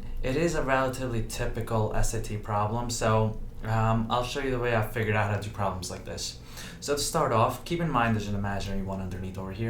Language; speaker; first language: English; native; English